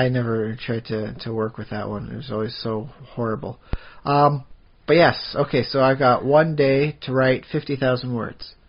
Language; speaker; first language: English; native; English